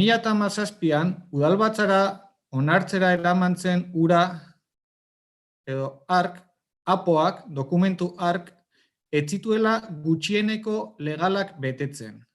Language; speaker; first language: Basque; native; Basque